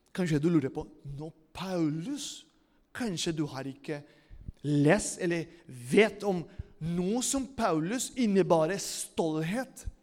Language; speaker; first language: Norwegian; non-native, fluent; Spanish